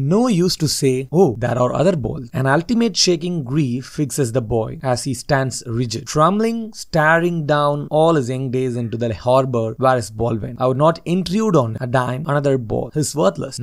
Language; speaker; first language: English; non-native, local second language; Tamil